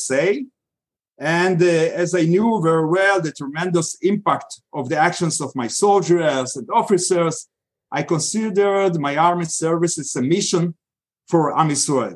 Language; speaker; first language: English; non-native, fluent; Yiddish